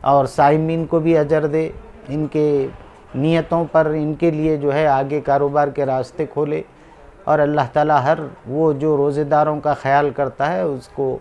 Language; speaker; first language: Hindi; native; Hindi